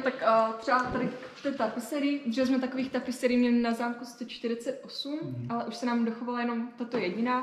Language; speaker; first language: Czech; native; Czech